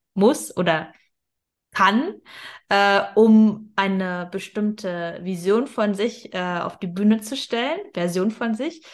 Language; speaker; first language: German; native; German